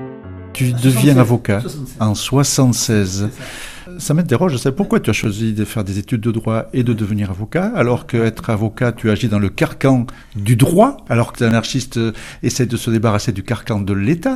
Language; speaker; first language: French; native; French